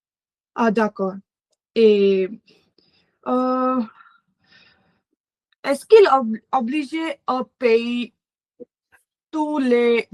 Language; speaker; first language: French; non-native, learner; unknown